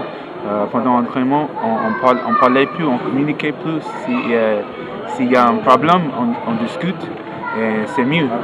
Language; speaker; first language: French; non-native, learner; English